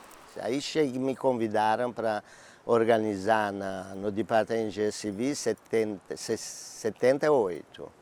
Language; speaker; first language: Portuguese; non-native, learner; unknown